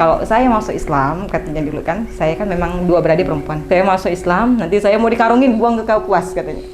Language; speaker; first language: Indonesian; native; Indonesian